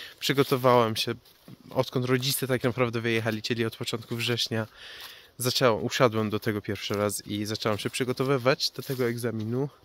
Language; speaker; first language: Polish; non-native, fluent; Persian